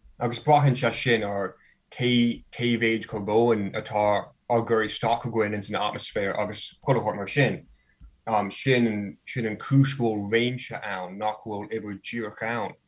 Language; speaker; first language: Irish; non-native, fluent; English